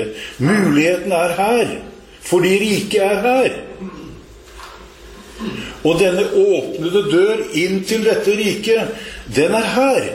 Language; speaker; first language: Norwegian; native; Norwegian